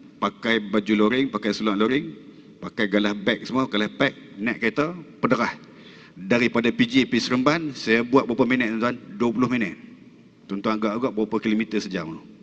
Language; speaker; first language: Malay; native; Malay